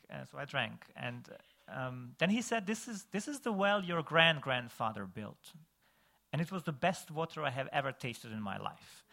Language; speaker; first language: English; non-native, fluent; Bosnian